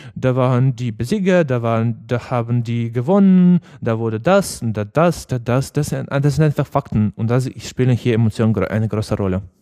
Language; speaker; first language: German; non-native, learner; Ukrainian